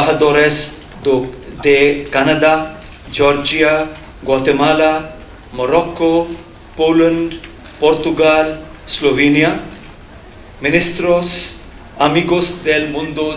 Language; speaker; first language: Spanish; non-native, learner; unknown